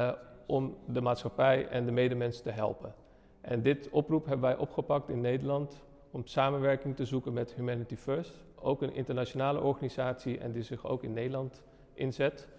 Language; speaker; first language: Dutch; non-native, fluent; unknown